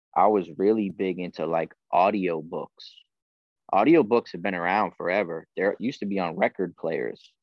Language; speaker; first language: English; native; English